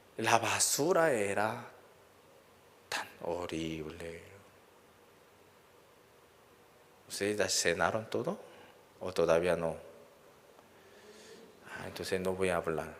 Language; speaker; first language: Spanish; non-native, learner; Korean